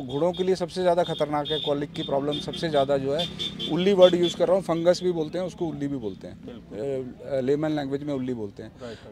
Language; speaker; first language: Hindi; native; Hindi